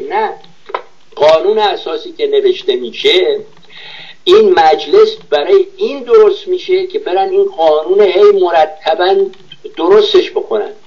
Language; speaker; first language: Persian; native; Persian